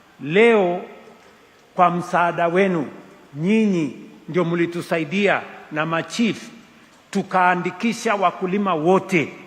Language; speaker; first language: Swahili; non-native, local second language; Kalenjin